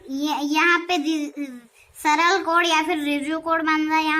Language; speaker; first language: Hindi; native; Hindi